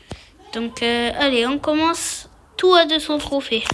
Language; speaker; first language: French; native; French